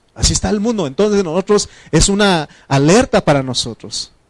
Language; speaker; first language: Spanish; non-native, local second language; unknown